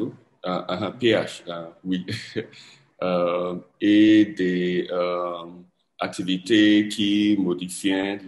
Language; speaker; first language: French; non-native, learner; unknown